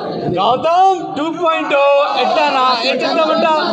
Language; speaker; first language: Telugu; non-native, local second language; Hindi